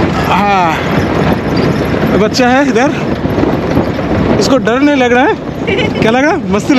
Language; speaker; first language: Hindi; non-native, local second language; Bangla